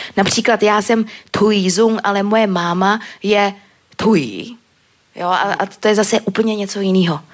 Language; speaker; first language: Czech; early bilingual, other home language; Vietnamese